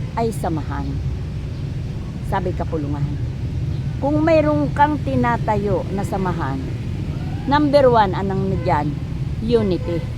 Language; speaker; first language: Filipino; non-native, local second language; Bikol